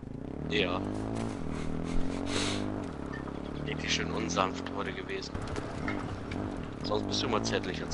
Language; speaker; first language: German; native; German